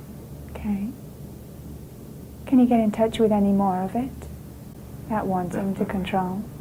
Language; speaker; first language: English; native; English